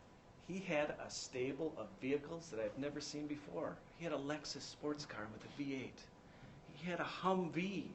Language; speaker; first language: English; native; English